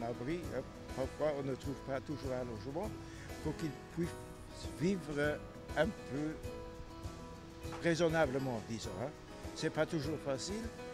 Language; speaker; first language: French; non-native, local second language; Luxembourgish